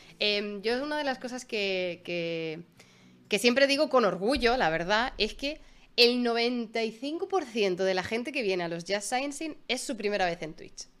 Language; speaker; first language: Spanish; native; Spanish